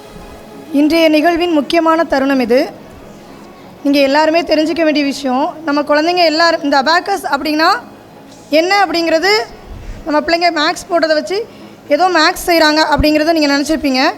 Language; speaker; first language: Tamil; native; Tamil